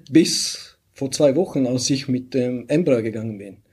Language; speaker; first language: German; non-native, fluent; Bulgarian